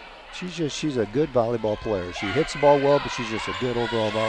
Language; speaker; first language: English; native; English